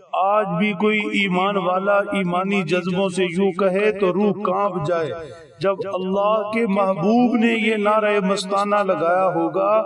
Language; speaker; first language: Urdu; native; Urdu